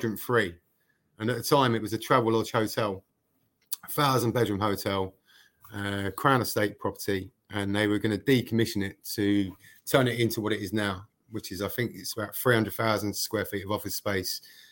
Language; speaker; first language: English; native; English